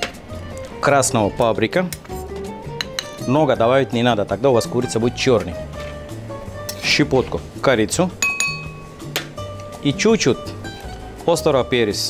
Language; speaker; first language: Russian; non-native, learner; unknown